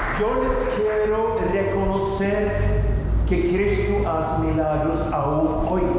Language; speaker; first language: Spanish; non-native, fluent; Norwegian